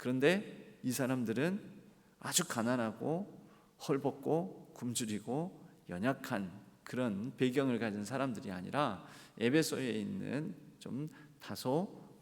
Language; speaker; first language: Korean; native; Korean